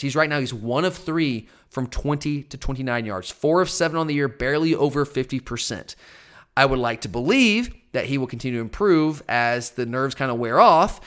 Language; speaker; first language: English; native; English